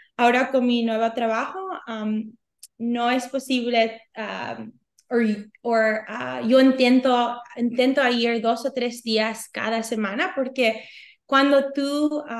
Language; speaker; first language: Spanish; early bilingual, heritage; Spanish